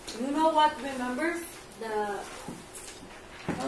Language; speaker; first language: English; non-native, learner; Chinese